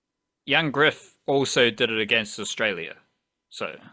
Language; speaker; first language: English; native; English